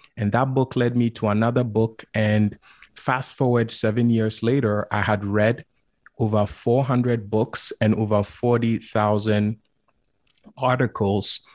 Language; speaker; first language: English; non-native, local second language; Akan